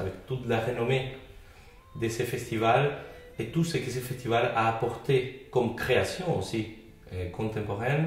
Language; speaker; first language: French; non-native, fluent; Spanish